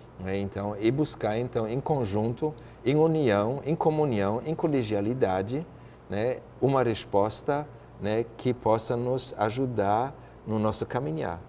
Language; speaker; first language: Portuguese; non-native, fluent; German